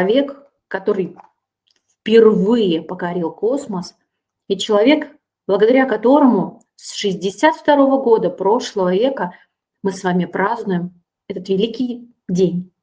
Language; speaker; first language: Russian; native; Russian